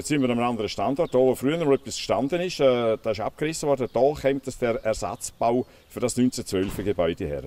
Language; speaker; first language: German; native; German